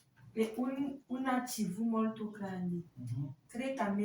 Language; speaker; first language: Italian; non-native, learner; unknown